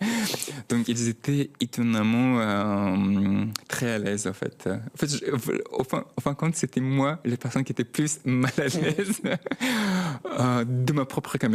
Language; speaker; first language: French; non-native, fluent; Chechen